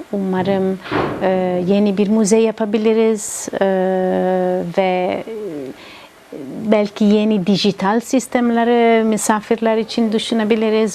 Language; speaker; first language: Turkish; non-native, learner; Italian